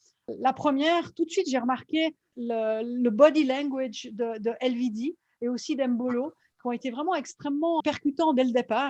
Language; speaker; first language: French; native; French